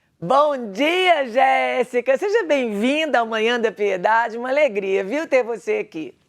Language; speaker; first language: Portuguese; native; Portuguese